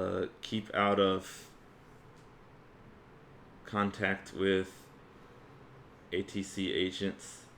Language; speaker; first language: English; native; English